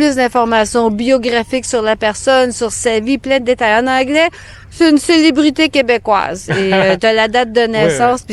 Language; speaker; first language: French; native; French